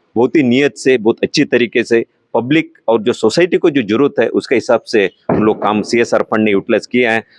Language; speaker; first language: Hindi; non-native, local second language; Malayalam